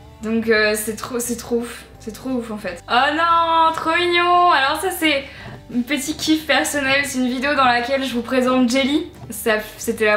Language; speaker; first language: French; native; French